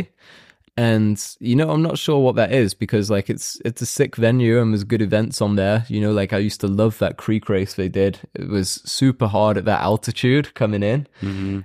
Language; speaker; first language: English; native; English